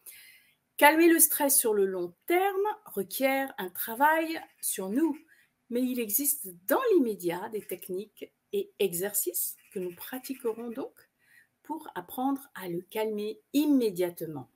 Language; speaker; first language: French; native; French